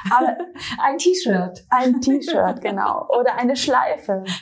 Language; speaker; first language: German; native; German